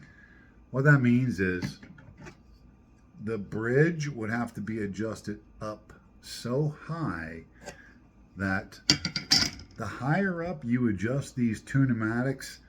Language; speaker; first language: English; native; English